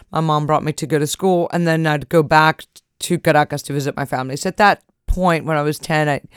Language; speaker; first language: English; early bilingual, other home language; Spanish